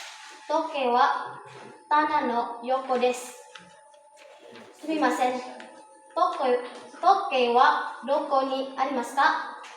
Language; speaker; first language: Japanese; non-native, learner; Indonesian